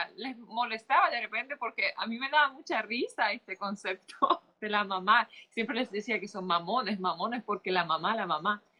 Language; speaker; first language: Spanish; non-native, fluent; Polish